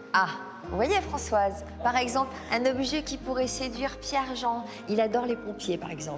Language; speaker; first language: French; native; French